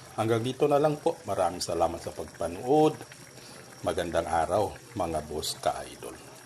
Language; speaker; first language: Filipino; non-native, local second language; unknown